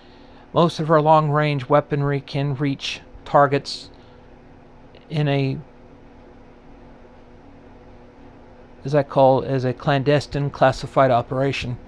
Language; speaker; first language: English; native; English